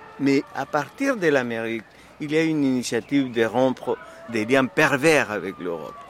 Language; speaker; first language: French; non-native, fluent; Spanish